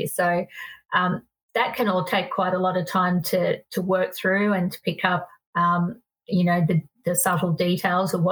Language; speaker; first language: English; native; English